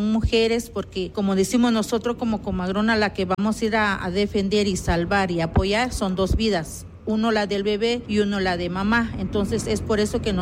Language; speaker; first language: Spanish; non-native, local second language; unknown